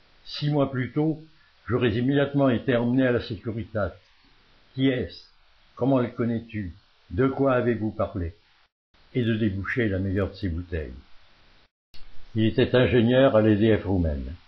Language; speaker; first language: French; native; French